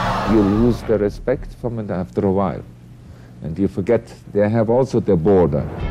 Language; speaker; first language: English; non-native, fluent; German